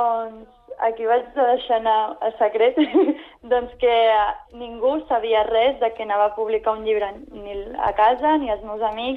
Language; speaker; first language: Catalan; non-native, local second language; Spanish